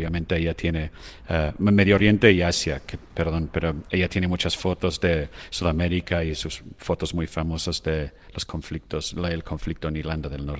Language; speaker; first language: Spanish; non-native, fluent; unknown